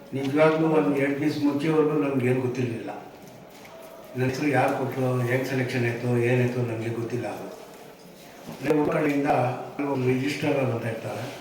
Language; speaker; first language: Kannada; non-native, local second language; Urdu